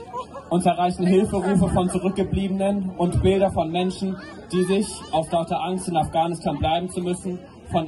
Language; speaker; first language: German; native; German